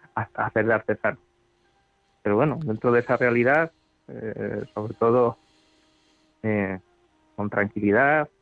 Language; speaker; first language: Spanish; native; Spanish